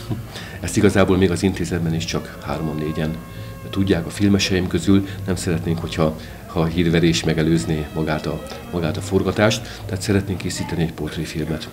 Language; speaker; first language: Hungarian; native; Hungarian